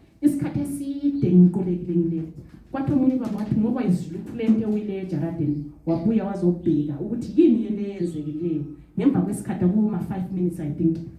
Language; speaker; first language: Zulu; non-native, local second language; Xhosa